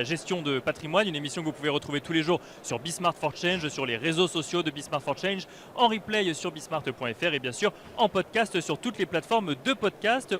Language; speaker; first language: French; native; French